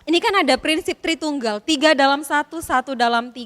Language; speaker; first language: Indonesian; native; Indonesian